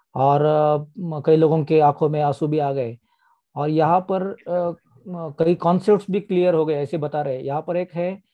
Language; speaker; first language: Hindi; non-native, local second language; Marathi